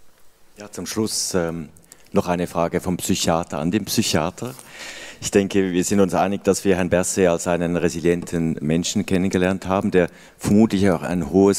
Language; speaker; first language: German; native; German